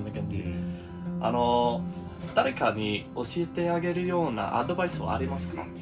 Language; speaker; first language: Japanese; non-native, fluent; English